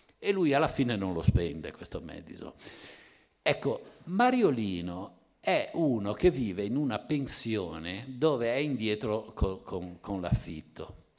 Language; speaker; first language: Italian; native; Italian